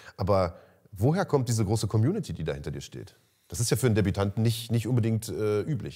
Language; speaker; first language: German; native; German